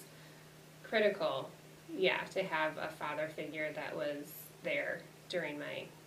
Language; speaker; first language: English; native; English